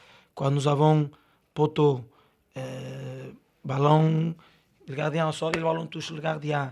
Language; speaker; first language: French; non-native, learner; Portuguese